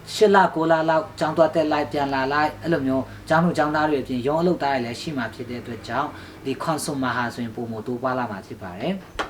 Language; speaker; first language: Burmese; non-native, local second language; Hakha Chin